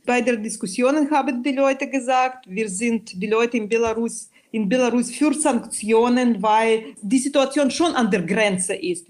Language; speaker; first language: German; non-native, fluent; Belarusian